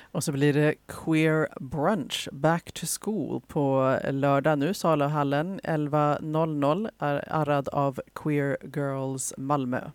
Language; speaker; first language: Swedish; native; Swedish